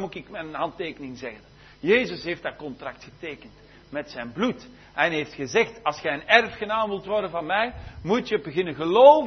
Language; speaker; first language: Dutch; native; Dutch